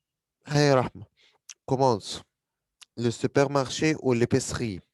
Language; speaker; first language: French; non-native, fluent; Arabic